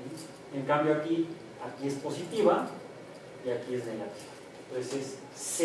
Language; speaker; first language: Spanish; native; Spanish